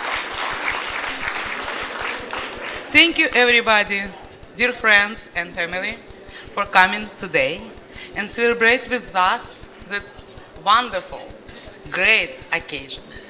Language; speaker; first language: English; non-native, learner; Russian